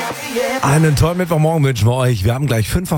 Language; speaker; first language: German; native; German